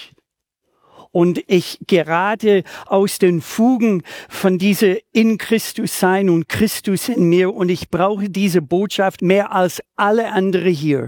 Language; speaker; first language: German; non-native, fluent; English